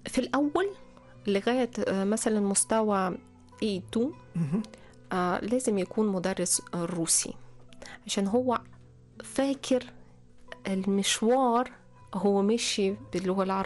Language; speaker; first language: Arabic; non-native, fluent; Russian